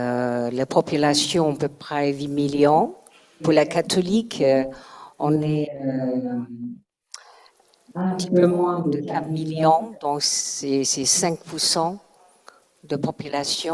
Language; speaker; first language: French; non-native, learner; Chinese